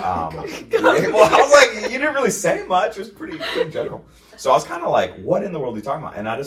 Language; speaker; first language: English; native; English